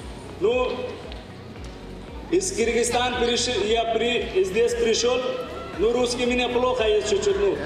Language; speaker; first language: Russian; non-native, learner; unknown